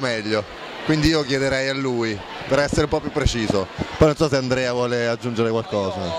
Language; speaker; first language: Italian; native; Italian